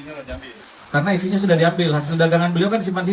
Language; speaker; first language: Indonesian; native; Indonesian